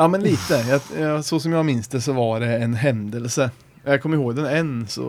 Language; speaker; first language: Swedish; native; Swedish